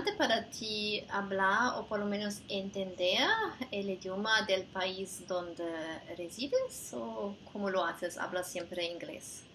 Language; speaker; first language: Spanish; non-native, fluent; Portuguese